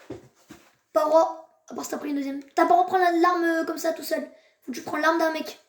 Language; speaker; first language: French; native; French